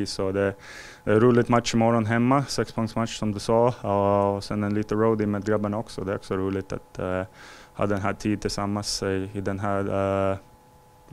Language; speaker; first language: Swedish; non-native, fluent; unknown